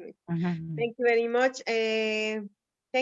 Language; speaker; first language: English; non-native, fluent; Spanish